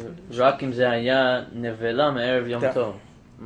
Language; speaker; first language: Hebrew; non-native, learner; English